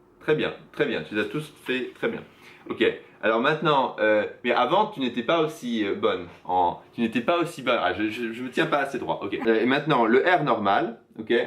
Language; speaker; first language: French; native; French